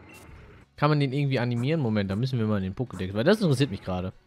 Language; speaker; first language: German; native; German